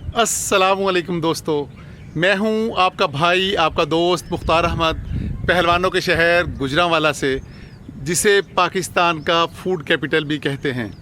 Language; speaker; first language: Urdu; non-native, local second language; Punjabi